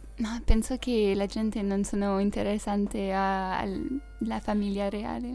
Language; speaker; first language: Italian; non-native, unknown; French